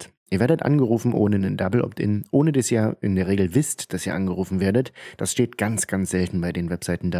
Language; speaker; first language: German; native; German